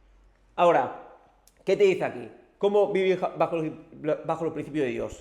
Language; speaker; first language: Spanish; native; Spanish